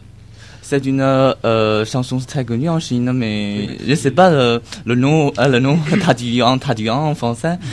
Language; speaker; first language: French; non-native, learner; Chinese